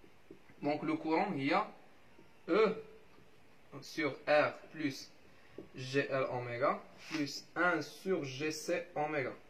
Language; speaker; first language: French; non-native, local second language; Arabic